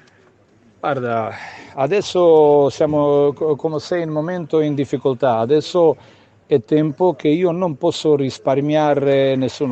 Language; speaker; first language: Italian; non-native, fluent; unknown